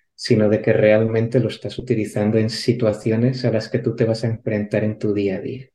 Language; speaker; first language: Spanish; native; Spanish